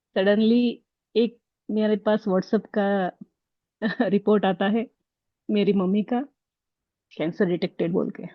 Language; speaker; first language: Hindi; non-native, local second language; Kannada